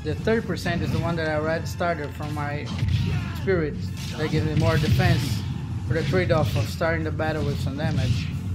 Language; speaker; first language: English; non-native, fluent; Portuguese